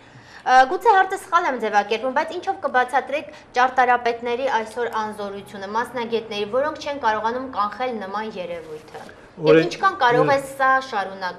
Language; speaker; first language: Armenian; native; Armenian